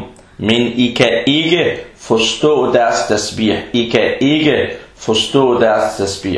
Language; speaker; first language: Danish; early bilingual, other home language; Arabic